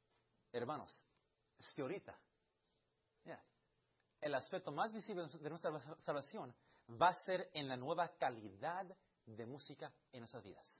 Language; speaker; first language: Spanish; early bilingual, heritage; Spanish